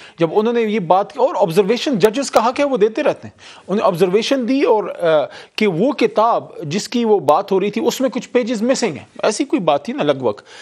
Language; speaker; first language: Urdu; native; Urdu